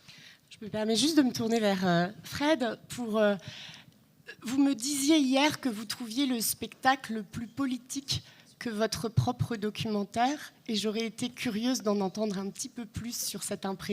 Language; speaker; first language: French; native; French